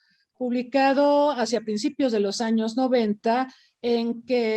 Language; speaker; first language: Spanish; native; Spanish